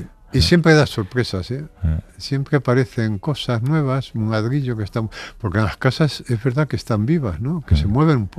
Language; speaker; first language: Spanish; native; Spanish